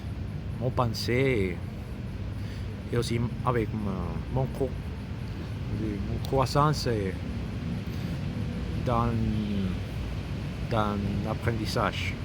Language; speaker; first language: French; non-native, learner; Spanish